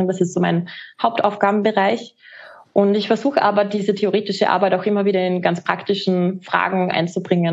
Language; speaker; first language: German; native; German